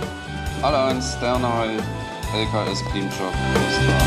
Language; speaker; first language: German; native; German